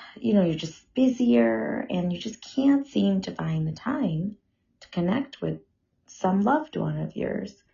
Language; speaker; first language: English; early bilingual, other home language; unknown